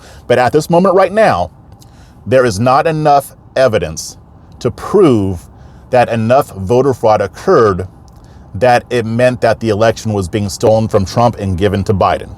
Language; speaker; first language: English; native; English